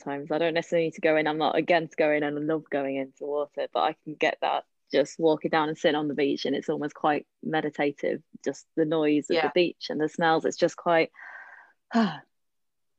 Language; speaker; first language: English; non-native, local second language; Welsh